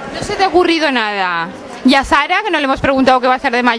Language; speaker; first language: Spanish; native; Spanish